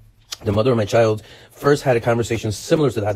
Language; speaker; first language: English; native; English